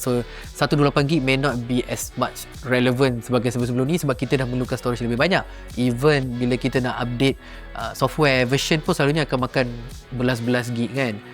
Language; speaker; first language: Malay; native; Malay